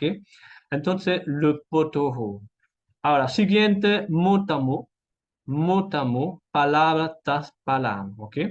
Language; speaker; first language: Spanish; non-native, fluent; French